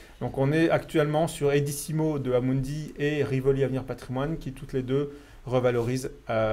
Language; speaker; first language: French; native; French